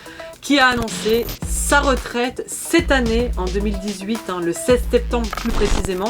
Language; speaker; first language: French; native; French